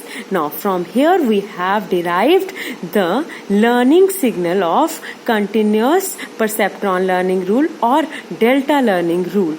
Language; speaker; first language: English; non-native, local second language; Hindi